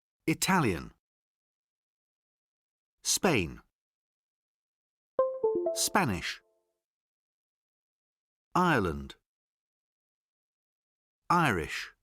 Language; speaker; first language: English; non-native, learner; Spanish